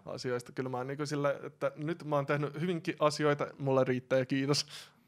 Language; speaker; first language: Finnish; early bilingual, other home language; Russian